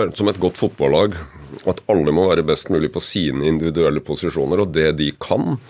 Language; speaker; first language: Norwegian; native; Norwegian